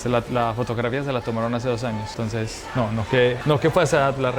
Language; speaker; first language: Spanish; native; Spanish